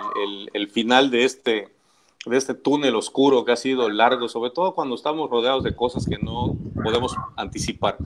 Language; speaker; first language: Spanish; native; Spanish